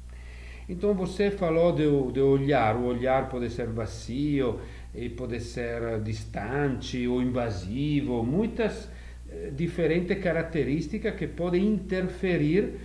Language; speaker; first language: Portuguese; non-native, fluent; Italian